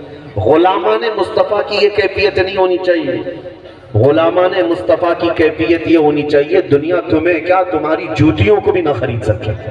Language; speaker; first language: Urdu; native; Urdu